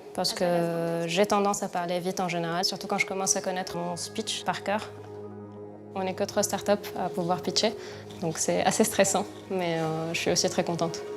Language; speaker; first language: French; non-native, local second language; Arabic